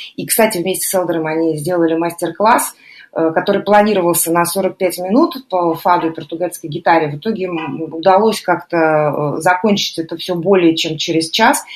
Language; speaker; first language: Russian; native; Russian